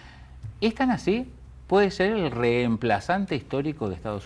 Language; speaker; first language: Spanish; native; Spanish